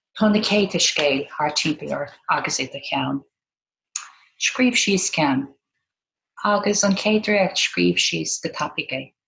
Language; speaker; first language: Irish; non-native, local second language; English